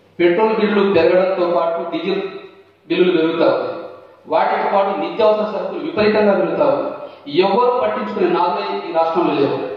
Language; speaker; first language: Telugu; non-native, local second language; Lambadi